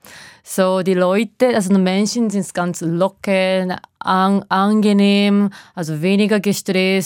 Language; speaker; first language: German; non-native, fluent; Japanese